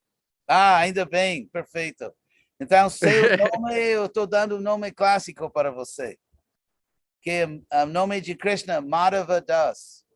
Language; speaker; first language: Portuguese; non-native, fluent; English